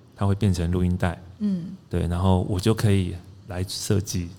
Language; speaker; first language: Chinese; native; Chinese